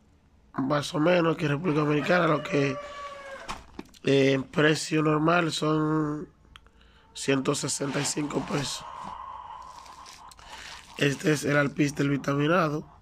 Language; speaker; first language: Spanish; native; Spanish